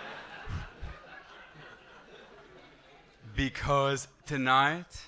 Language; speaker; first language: English; non-native, fluent; Arabic